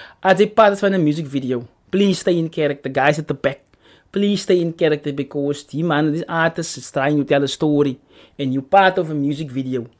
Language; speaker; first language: English; non-native, local second language; Afrikaans